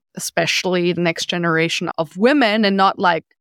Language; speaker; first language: English; non-native, fluent; German